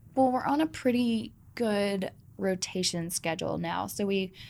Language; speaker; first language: English; native; English